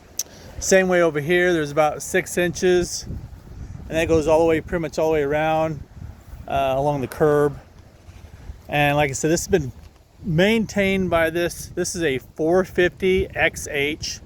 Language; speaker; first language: English; native; English